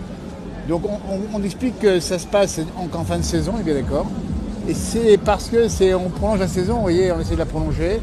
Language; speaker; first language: French; native; French